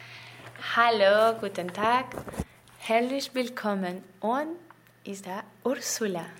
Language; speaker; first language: German; non-native, learner; Spanish